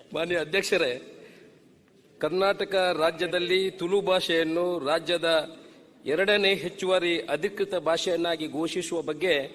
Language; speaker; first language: Kannada; non-native, local second language; Tulu